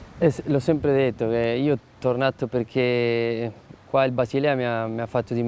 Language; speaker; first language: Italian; non-native, fluent; Spanish